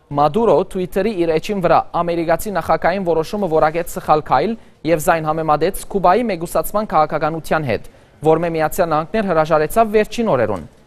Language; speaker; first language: Armenian; early bilingual, heritage; Armenian